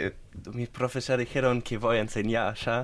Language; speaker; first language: Spanish; non-native, fluent; German